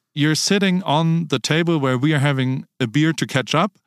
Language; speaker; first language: English; non-native, fluent; German